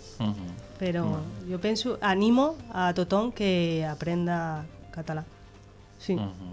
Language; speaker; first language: Catalan; non-native, local second language; Spanish